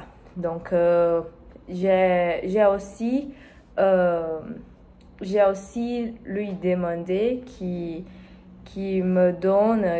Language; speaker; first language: French; non-native, learner; Spanish